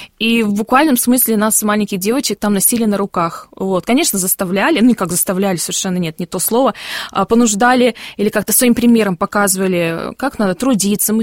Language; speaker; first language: Russian; early bilingual, heritage; Russian